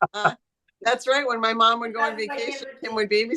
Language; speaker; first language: English; native; English